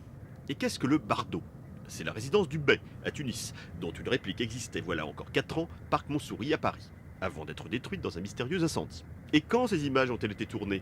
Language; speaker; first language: French; native; French